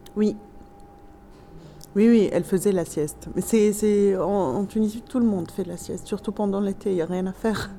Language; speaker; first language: French; non-native, local second language; Arabic